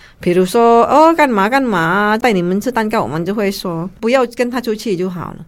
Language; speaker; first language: Chinese; non-native, fluent; Indonesian